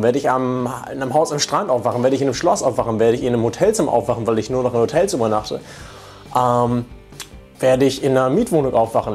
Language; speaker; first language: German; native; German